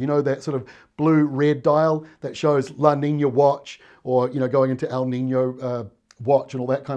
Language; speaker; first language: English; native; English